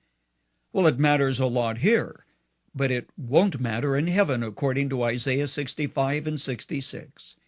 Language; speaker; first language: English; native; English